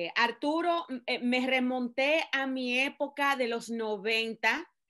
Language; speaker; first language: Spanish; native; Spanish